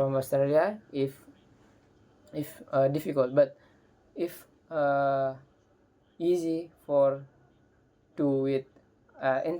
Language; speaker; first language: English; non-native, learner; Indonesian